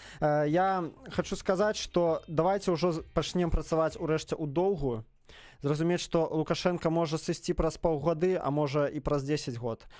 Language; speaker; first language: Belarusian; native; Belarusian